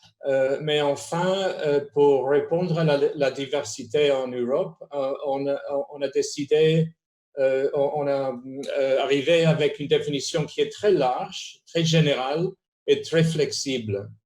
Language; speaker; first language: French; non-native, fluent; Spanish